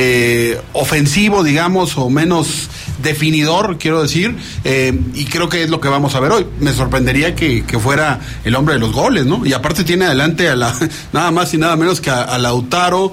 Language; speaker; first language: Spanish; native; Spanish